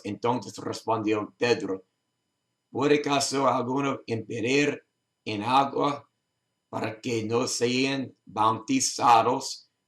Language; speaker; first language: Spanish; non-native, learner; English